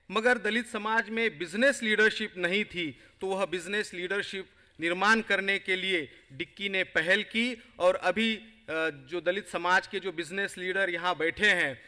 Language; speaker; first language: Hindi; non-native, local second language; Marathi